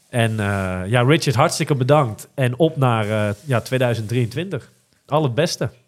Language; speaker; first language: Dutch; native; Dutch